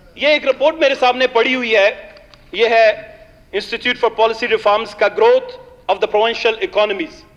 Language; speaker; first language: Urdu; non-native, local second language; Baluchi